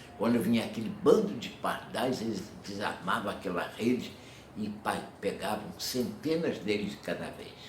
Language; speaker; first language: Portuguese; native; Portuguese